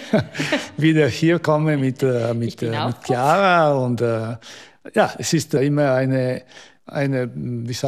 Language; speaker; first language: German; non-native, local second language; Italian